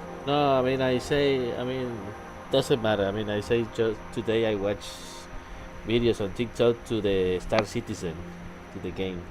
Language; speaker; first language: English; non-native, learner; Spanish